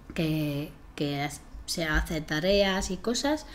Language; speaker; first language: Spanish; non-native, fluent; Estonian